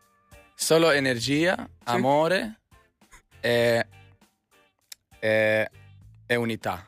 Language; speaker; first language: Italian; non-native, learner; Slovenian